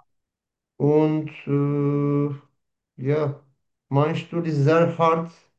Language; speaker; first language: German; non-native, learner; Turkish